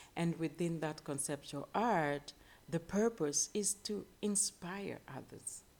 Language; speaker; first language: English; non-native, local second language; Luo (Kenya and Tanzania)